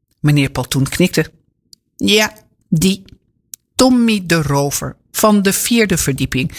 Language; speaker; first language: Dutch; native; Dutch